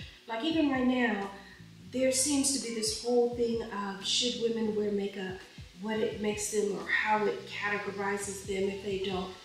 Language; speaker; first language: English; native; English